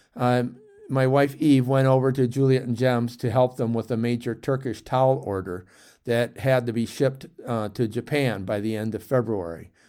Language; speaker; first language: English; native; English